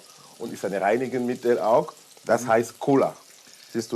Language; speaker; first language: German; non-native, learner; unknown